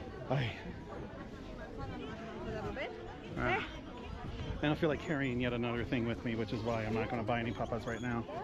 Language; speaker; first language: English; native; English